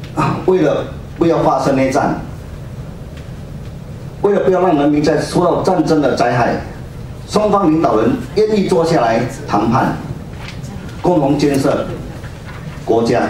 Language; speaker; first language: Chinese; native; Chinese